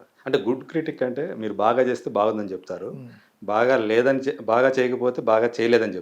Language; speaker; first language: Telugu; native; Telugu